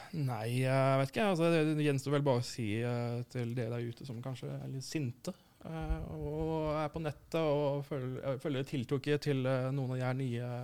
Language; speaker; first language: Norwegian; native; Norwegian